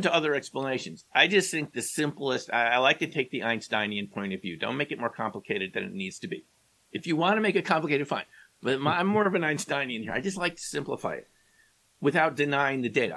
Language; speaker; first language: English; native; English